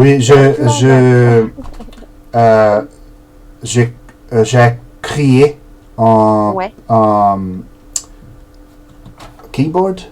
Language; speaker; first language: French; non-native, learner; Portuguese